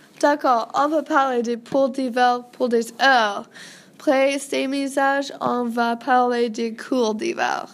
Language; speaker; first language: French; non-native, learner; English